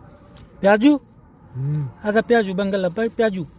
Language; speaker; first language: Arabic; non-native, learner; Punjabi